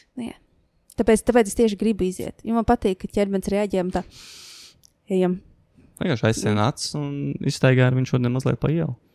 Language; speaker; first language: Latvian; native; Latvian